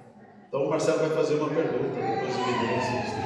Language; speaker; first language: Portuguese; native; Portuguese